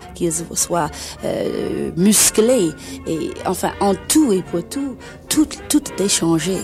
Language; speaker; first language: French; non-native, fluent; English